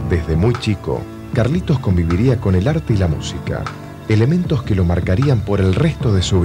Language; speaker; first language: Spanish; native; Spanish